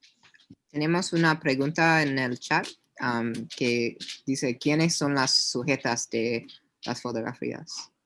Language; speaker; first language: Spanish; non-native, learner; English